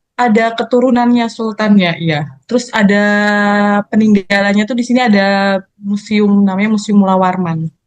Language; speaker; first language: Indonesian; native; Indonesian